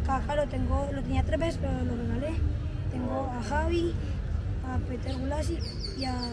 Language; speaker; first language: Spanish; native; Spanish